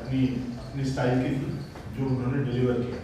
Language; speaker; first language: Hindi; native; Hindi